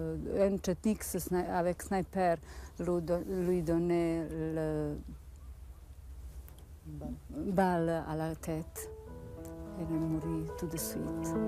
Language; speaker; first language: French; non-native, learner; Bosnian